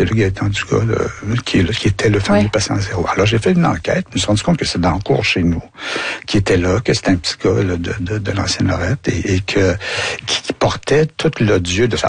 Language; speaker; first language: French; native; French